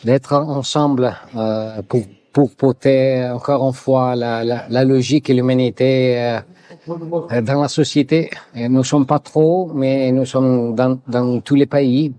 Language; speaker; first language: French; non-native, learner; Italian